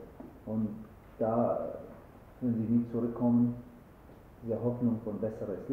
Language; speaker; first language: German; non-native, learner; Arabic